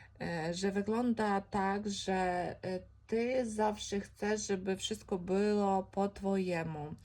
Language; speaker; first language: Polish; non-native, fluent; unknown